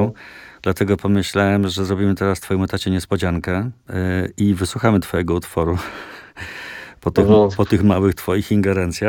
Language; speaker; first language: Polish; native; Polish